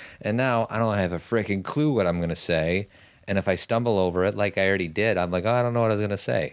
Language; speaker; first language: English; native; English